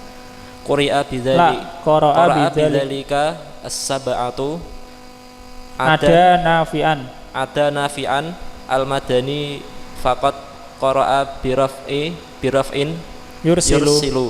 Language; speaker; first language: Arabic; non-native, learner; Indonesian